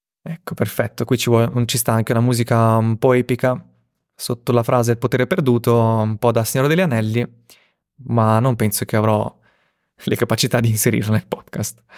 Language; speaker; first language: Italian; early bilingual, other home language; Russian